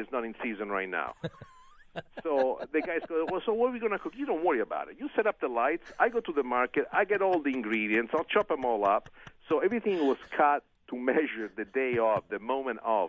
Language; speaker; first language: English; non-native, fluent; Italian